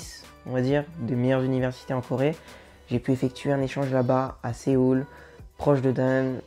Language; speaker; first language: French; native; French